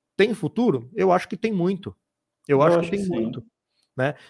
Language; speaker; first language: Portuguese; native; Portuguese